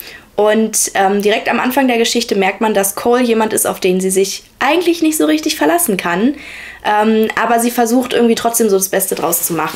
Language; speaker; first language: German; native; German